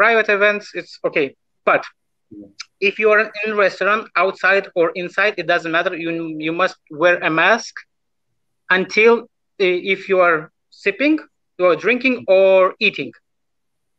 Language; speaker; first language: English; non-native, fluent; Lithuanian